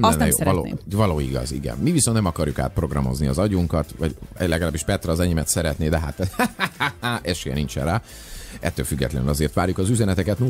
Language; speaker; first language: Hungarian; native; Hungarian